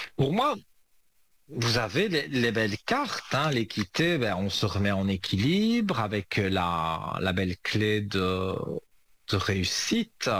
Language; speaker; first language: French; native; French